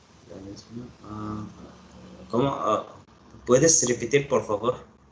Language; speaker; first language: Spanish; non-native, learner; Arabic